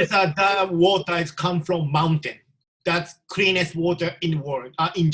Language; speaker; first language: English; non-native, learner; Japanese